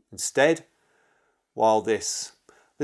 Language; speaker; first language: English; native; English